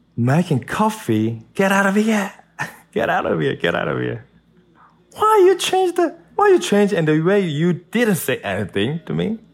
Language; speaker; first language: English; non-native, learner; Korean